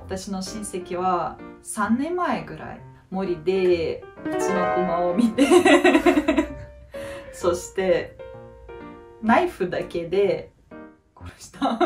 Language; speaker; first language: Japanese; non-native, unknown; Russian